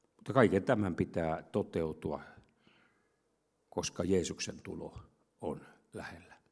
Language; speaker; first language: Finnish; native; Finnish